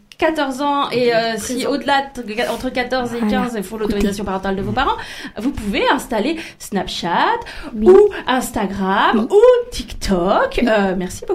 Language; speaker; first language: French; native; French